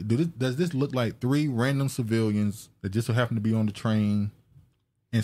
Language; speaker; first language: English; native; English